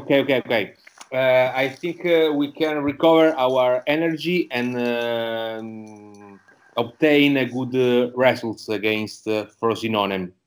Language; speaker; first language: English; non-native, learner; Italian